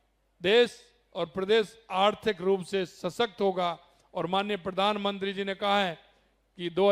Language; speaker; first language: Hindi; native; Hindi